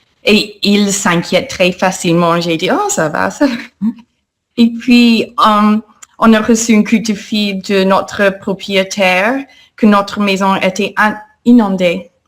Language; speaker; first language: French; non-native, fluent; English